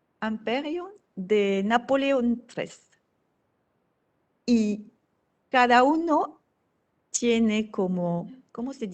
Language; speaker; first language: Spanish; non-native, fluent; French